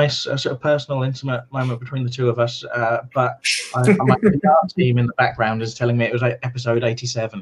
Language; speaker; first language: English; native; English